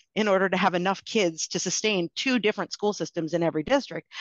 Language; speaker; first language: English; native; English